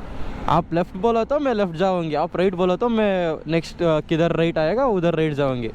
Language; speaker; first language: Hindi; non-native, local second language; Kannada